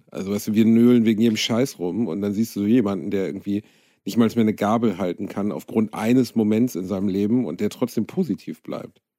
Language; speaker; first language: German; native; German